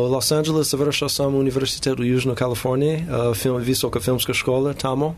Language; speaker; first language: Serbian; non-native, learner; English